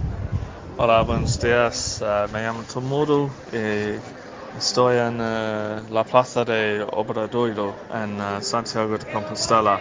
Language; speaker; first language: Spanish; non-native, fluent; English